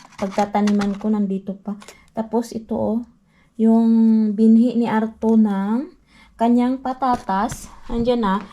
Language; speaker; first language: Filipino; non-native, local second language; Cebuano